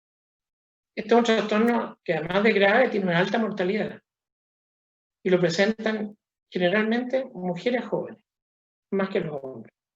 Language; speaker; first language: Spanish; native; Spanish